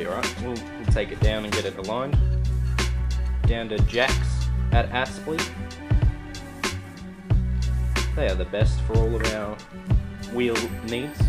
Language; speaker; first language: English; native; English